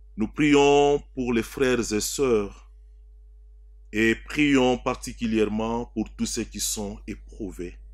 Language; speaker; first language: French; non-native, local second language; Swahili